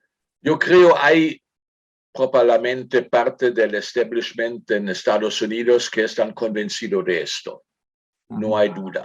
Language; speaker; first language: Spanish; non-native, fluent; German